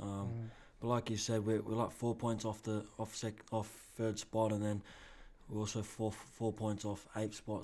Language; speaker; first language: English; native; English